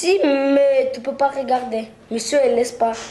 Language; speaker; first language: French; non-native, learner; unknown